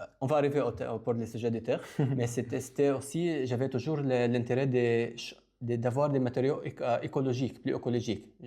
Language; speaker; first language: French; non-native, local second language; Arabic